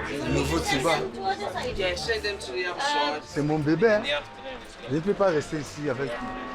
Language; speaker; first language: French; non-native, local second language; Lingala